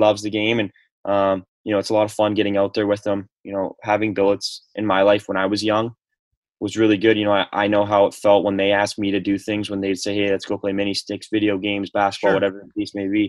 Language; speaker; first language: English; native; English